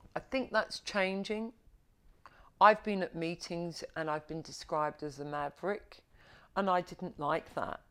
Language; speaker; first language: English; native; English